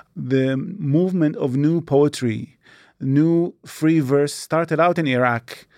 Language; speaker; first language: English; non-native, fluent; Arabic